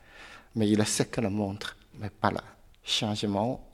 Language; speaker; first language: French; non-native, learner; Chinese